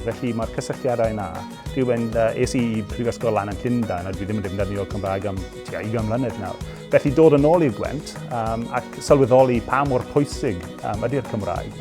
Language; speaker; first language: Welsh; non-native, local second language; English